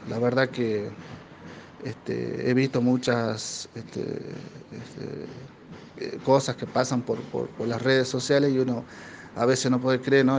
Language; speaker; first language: Spanish; native; Spanish